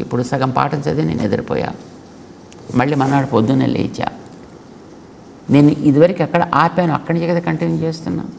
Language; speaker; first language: Telugu; native; Telugu